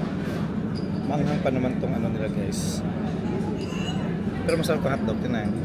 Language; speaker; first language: Filipino; native; Filipino